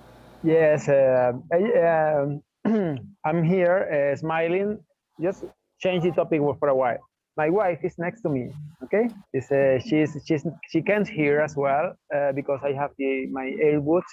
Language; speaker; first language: English; non-native, learner; Spanish